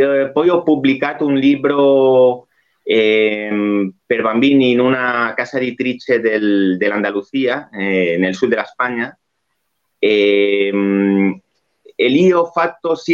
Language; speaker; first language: Italian; non-native, fluent; Spanish